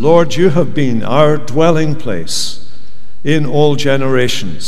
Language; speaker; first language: English; native; English